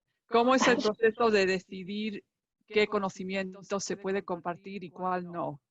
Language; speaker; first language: Spanish; non-native, fluent; English